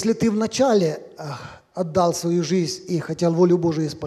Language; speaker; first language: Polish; non-native, learner; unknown